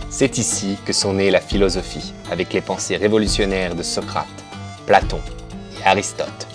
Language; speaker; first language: French; native; French